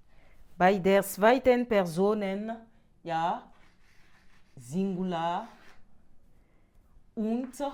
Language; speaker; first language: German; non-native, fluent; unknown